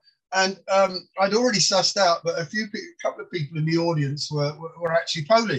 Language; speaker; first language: English; non-native, local second language; Polish